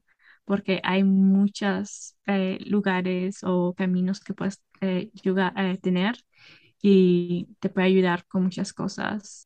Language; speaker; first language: Spanish; early bilingual, heritage; Spanish